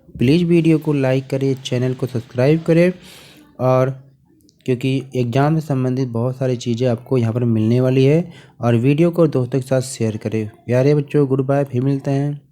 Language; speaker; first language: Hindi; native; Hindi